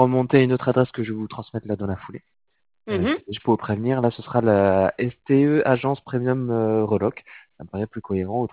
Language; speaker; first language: French; native; French